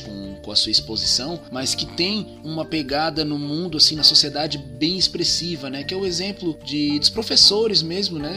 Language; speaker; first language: Portuguese; native; Portuguese